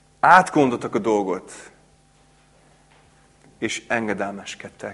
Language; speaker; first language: Hungarian; non-native, fluent; English